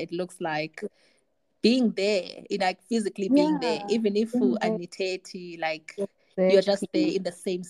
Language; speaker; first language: English; non-native, local second language; Zulu